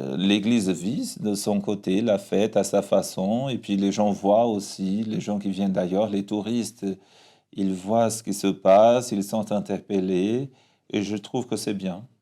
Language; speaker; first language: French; non-native, fluent; Portuguese